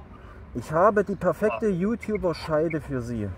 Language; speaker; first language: German; native; German